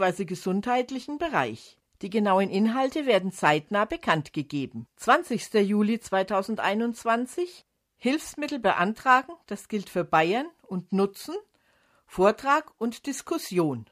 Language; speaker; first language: German; native; German